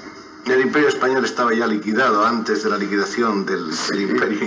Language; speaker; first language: Spanish; native; Spanish